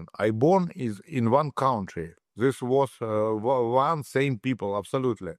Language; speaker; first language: English; non-native, learner; Russian